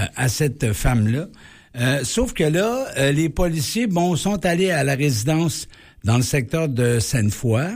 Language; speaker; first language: French; native; French